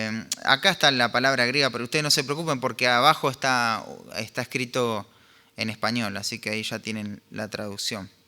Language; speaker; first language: Spanish; native; Spanish